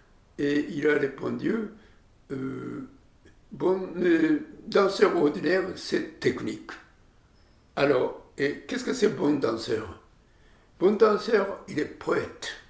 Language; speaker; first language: French; non-native, learner; Japanese